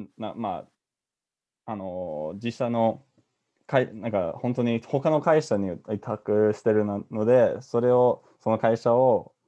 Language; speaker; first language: Japanese; non-native, fluent; English